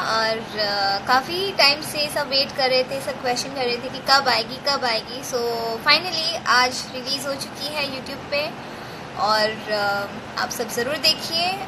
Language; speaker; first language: Hindi; non-native, local second language; Gujarati